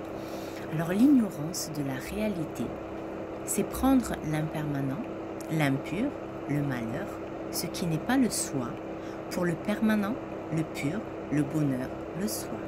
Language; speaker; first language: French; native; French